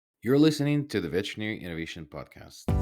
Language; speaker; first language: English; non-native, fluent; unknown